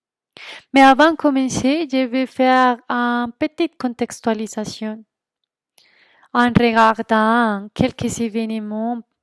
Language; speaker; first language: French; non-native, fluent; Spanish